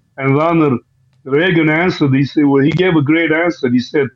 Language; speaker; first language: English; non-native, fluent; Armenian